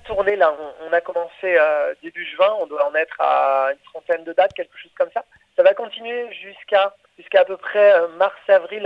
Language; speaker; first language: French; native; French